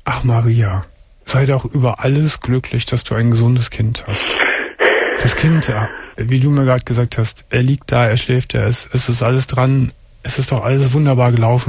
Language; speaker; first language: German; native; German